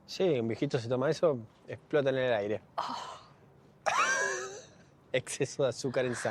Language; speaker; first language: Spanish; native; Spanish